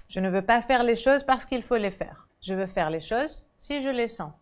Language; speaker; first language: French; non-native, local second language; Arabic